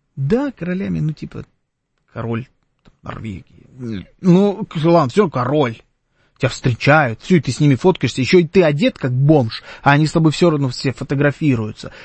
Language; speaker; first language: Russian; native; Russian